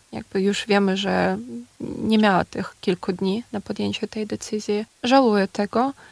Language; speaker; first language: Polish; non-native, fluent; Ukrainian